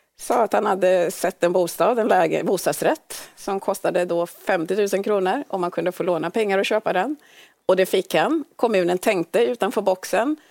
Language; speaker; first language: Swedish; early bilingual, other home language; Swahili